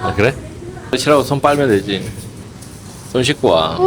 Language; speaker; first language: Korean; native; Korean